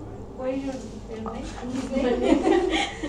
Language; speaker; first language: English; non-native, learner; Spanish